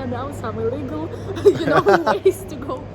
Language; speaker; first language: English; non-native, learner; Russian